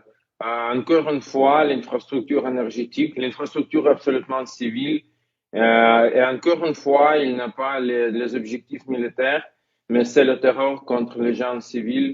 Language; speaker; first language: French; non-native, fluent; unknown